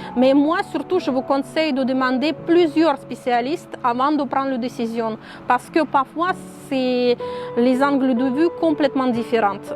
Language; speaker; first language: French; non-native, fluent; Russian